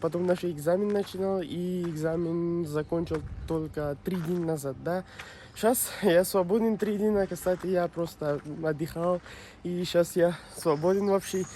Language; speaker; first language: Russian; non-native, learner; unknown